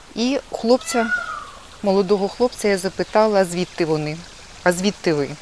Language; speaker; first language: Ukrainian; non-native, local second language; Russian